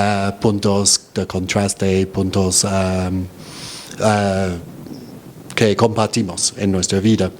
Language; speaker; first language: Spanish; non-native, fluent; English